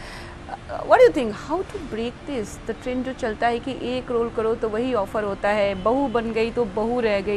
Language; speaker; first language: Hindi; native; Hindi